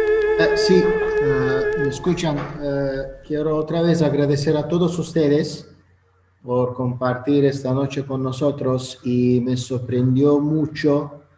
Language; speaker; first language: Spanish; non-native, learner; Azerbaijani